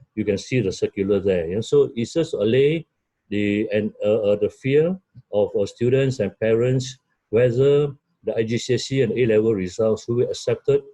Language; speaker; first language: English; non-native, local second language; Malay